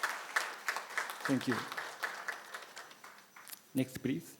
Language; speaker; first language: English; non-native, learner; Japanese